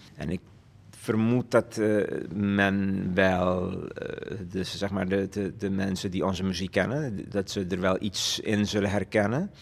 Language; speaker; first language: Dutch; non-native, local second language; Papiamento